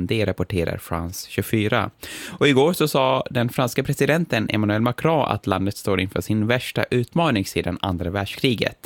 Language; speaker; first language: Swedish; native; Swedish